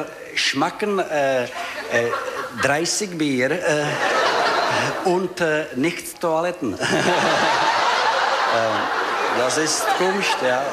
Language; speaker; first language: German; non-native, learner; Czech